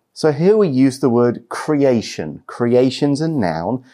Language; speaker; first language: English; native; English